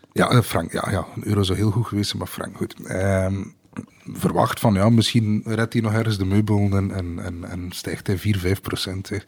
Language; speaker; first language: Dutch; native; Dutch